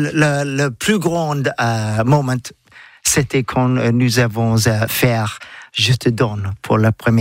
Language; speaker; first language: French; non-native, learner; English